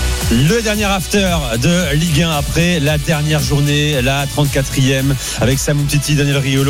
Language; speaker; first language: French; native; French